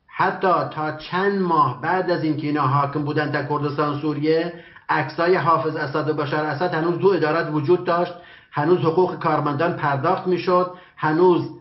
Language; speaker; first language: Persian; non-native, local second language; Kurdish